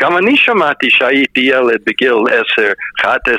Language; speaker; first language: Hebrew; non-native, fluent; English